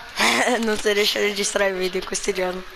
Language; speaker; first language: Italian; native; Italian